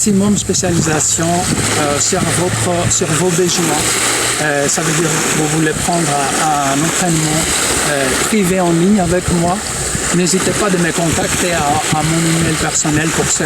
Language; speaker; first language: French; non-native, fluent; Greek